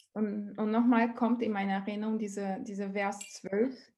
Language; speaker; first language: German; non-native, learner; Portuguese